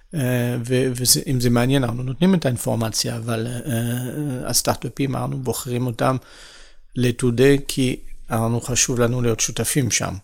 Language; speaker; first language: Hebrew; non-native, fluent; French